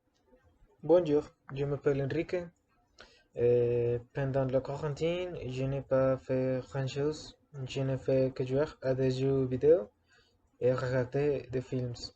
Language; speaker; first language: French; non-native, learner; Spanish